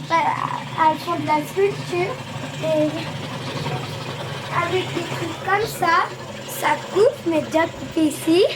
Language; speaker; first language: French; early bilingual, heritage; French